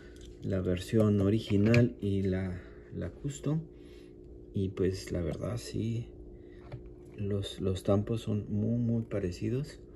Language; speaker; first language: Spanish; native; Spanish